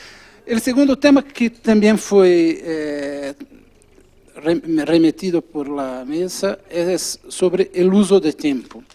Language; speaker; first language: Spanish; non-native, fluent; Portuguese